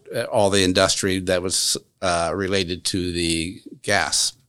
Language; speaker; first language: English; native; English